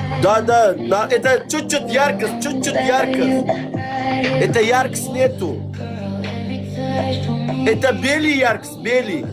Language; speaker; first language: Russian; non-native, learner; Turkmen